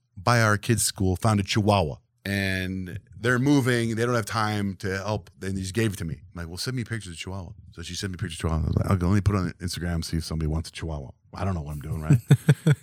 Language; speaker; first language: English; early bilingual, other home language; Spanish